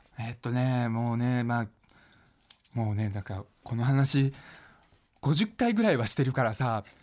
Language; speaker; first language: Japanese; early bilingual, other home language; Russian